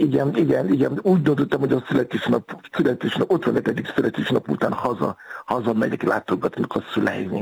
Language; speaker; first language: Hungarian; non-native, fluent; Yoruba